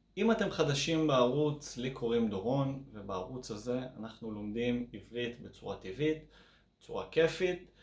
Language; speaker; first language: Hebrew; native; Hebrew